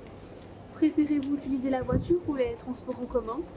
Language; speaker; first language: French; native; French